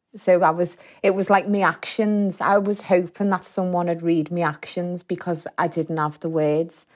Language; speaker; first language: English; native; English